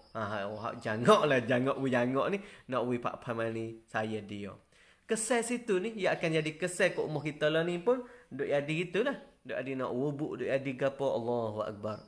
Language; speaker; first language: Malay; native; Malay